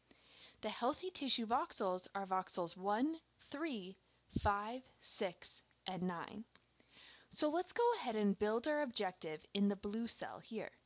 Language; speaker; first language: English; native; English